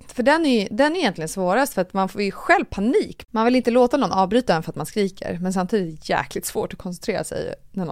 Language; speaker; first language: Swedish; native; Swedish